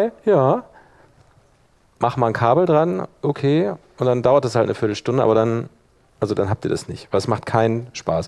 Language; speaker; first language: German; native; German